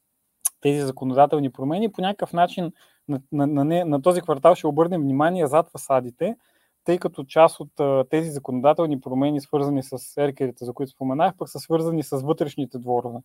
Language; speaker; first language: Bulgarian; native; Bulgarian